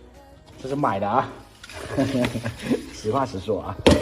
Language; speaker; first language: Chinese; native; Chinese